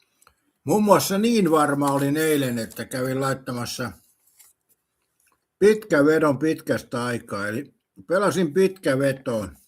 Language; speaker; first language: Finnish; native; Finnish